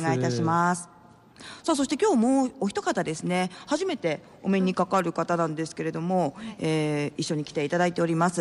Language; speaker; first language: Japanese; native; Japanese